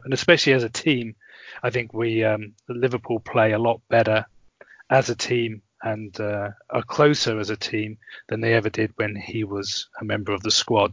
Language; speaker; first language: English; native; English